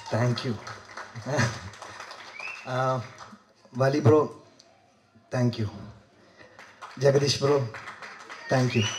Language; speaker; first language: Tamil; non-native, learner; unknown